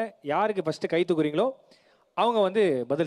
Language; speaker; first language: Tamil; native; Tamil